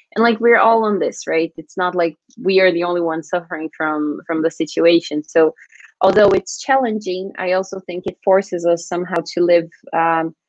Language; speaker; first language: English; non-native, fluent; Portuguese